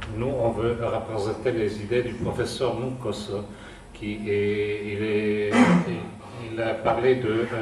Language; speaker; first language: French; non-native, fluent; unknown